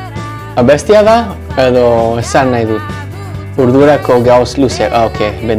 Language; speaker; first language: Basque; non-native, learner; English